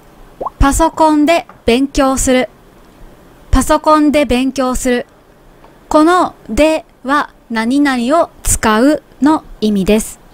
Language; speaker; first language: Japanese; native; Japanese